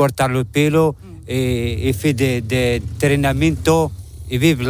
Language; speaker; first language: Spanish; non-native, learner; Arabic